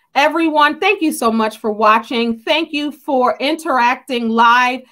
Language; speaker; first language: English; native; English